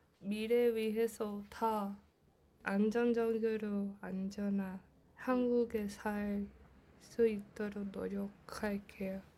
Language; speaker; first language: Korean; non-native, learner; Portuguese